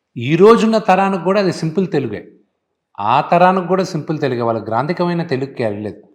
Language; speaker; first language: Telugu; native; Telugu